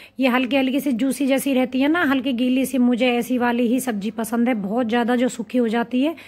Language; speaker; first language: Hindi; native; Hindi